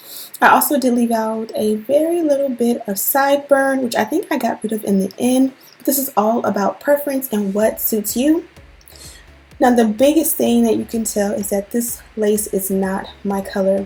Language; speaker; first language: English; native; English